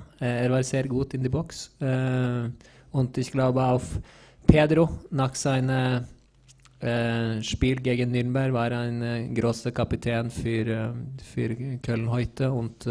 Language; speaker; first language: German; non-native, learner; Norwegian